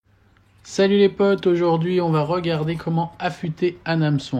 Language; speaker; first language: French; native; French